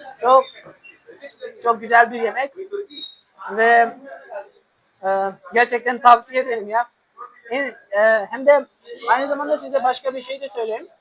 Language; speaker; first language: Turkish; non-native, fluent; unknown